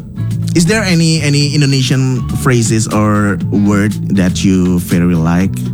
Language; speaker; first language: English; non-native, local second language; Indonesian